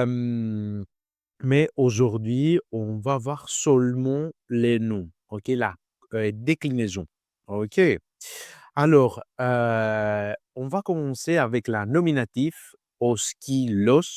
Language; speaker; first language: French; non-native, learner; Greek